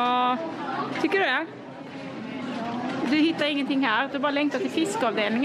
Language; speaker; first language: Swedish; native; Swedish